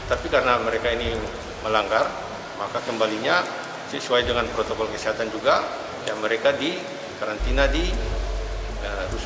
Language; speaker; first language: Indonesian; native; Indonesian